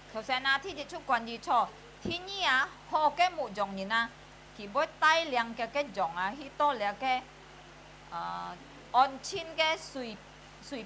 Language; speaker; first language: Chinese; early bilingual, heritage; Hakka Chinese